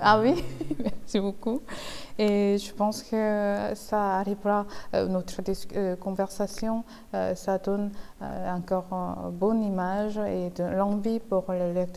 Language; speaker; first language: French; non-native, fluent; Korean